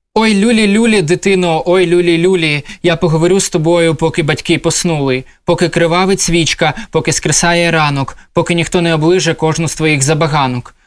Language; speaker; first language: Ukrainian; non-native, local second language; Russian